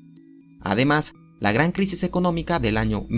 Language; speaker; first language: Spanish; native; Spanish